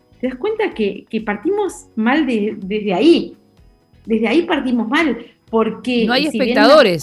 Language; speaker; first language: Spanish; native; Spanish